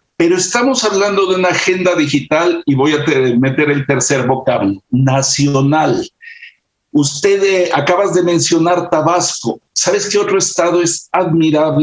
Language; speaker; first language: Spanish; native; Spanish